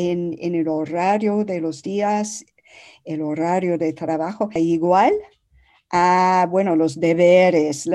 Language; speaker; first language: Spanish; non-native, fluent; English